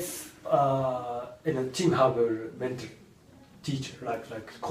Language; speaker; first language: English; non-native, learner; Japanese